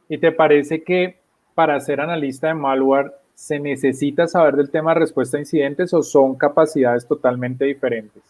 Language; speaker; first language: Spanish; native; Spanish